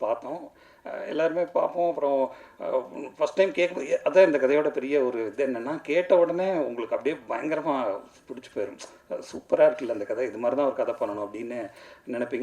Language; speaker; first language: Tamil; native; Tamil